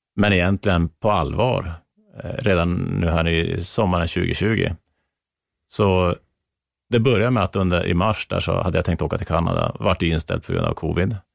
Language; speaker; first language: Swedish; native; Swedish